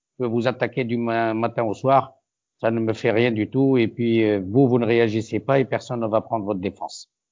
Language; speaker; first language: French; non-native, local second language; Arabic